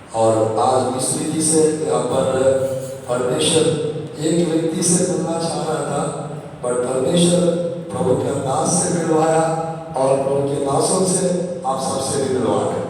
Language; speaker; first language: Hindi; non-native, local second language; Telugu